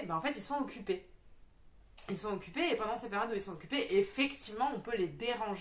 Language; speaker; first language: French; native; French